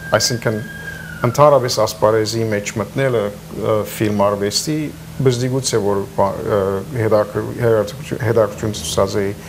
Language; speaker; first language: Armenian; native; Armenian